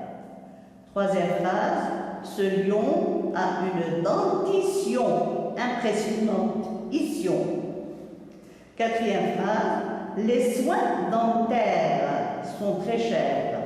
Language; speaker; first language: French; non-native, local second language; Arabic